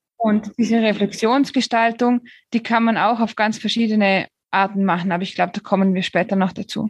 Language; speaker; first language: German; native; German